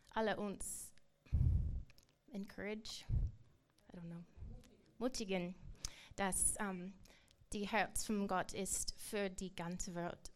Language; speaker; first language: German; non-native, learner; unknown